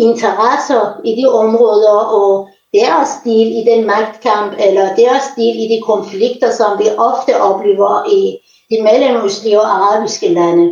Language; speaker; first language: Danish; non-native, fluent; Persian